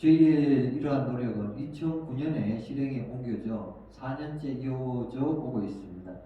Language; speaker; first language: Korean; native; Korean